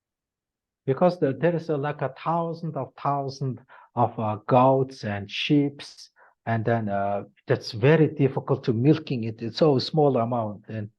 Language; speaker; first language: English; non-native, learner; Mongolian